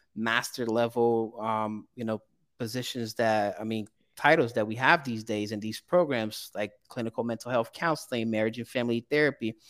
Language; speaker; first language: English; early bilingual, other home language; Portuguese